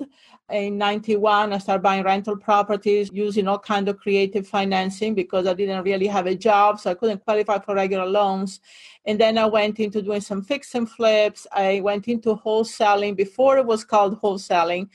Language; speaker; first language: English; non-native, fluent; Italian